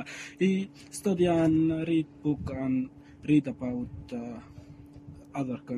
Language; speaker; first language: English; non-native, learner; Arabic